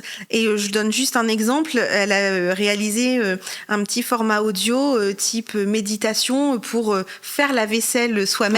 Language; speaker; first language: French; native; French